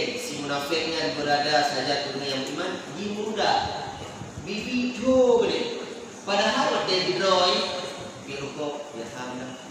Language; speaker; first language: Malay; non-native, local second language; Achinese